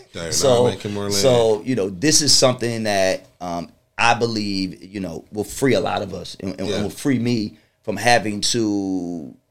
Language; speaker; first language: English; native; English